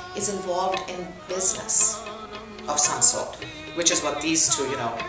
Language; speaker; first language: English; non-native, local second language; Urdu